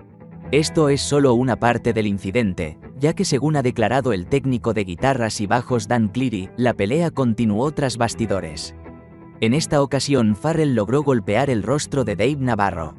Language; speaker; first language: Spanish; native; Spanish